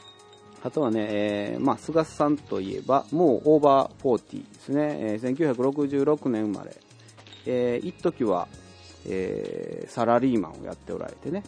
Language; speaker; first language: Japanese; native; Japanese